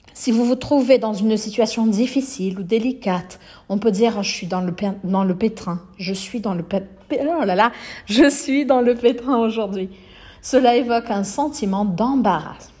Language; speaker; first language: French; non-native, fluent; Portuguese